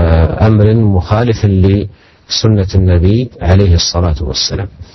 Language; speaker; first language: Arabic; native; Arabic